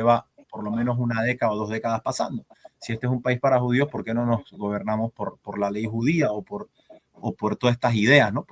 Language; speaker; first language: Spanish; native; Spanish